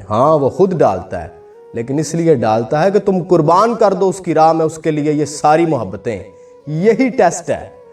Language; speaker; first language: Urdu; non-native, local second language; Punjabi